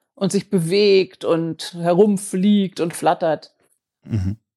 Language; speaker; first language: German; native; German